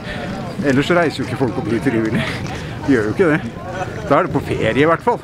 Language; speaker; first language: Norwegian; native; Norwegian